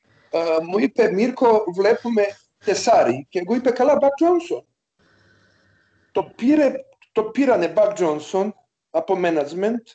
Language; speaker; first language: Greek; non-native, learner; Serbian